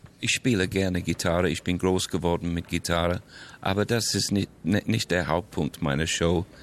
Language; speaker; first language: German; non-native, fluent; English